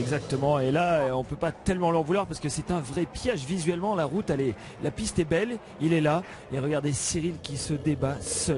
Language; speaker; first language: French; native; French